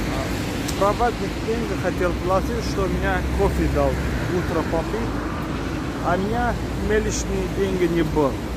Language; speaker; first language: Russian; non-native, learner; Azerbaijani